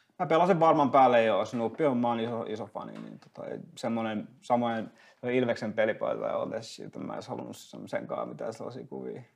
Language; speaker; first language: Finnish; native; Finnish